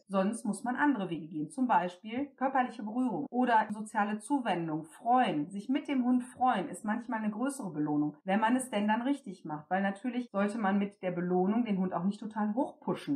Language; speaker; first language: German; native; German